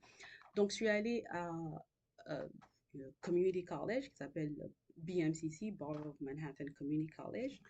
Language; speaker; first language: French; non-native, local second language; Haitian Creole